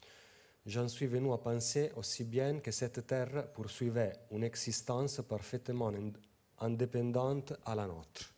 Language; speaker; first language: French; non-native, fluent; Italian